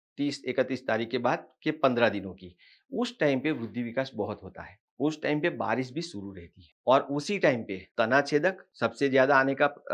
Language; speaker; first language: Hindi; non-native, local second language; Marathi